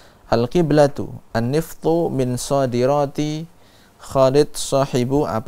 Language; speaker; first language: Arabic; non-native, fluent; Indonesian